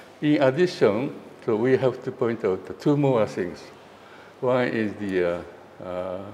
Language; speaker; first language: English; non-native, learner; Japanese